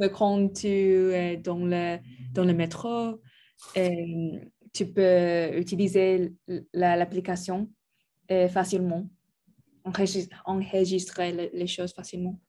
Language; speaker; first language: French; non-native, learner; Spanish